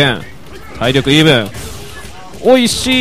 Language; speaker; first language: Japanese; native; Japanese